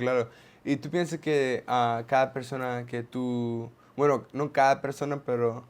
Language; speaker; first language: Spanish; non-native, learner; English